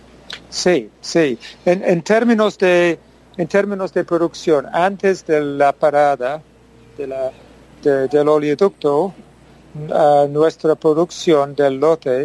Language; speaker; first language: Spanish; non-native, fluent; English